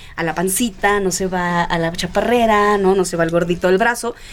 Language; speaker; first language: Spanish; native; Spanish